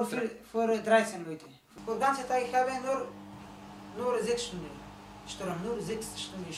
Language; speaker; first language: German; non-native, learner; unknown